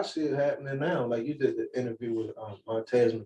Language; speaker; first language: English; native; English